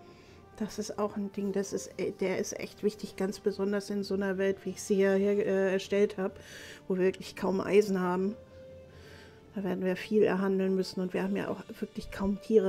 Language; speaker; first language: German; native; German